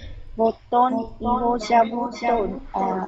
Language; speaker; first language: Russian; non-native, learner; Vietnamese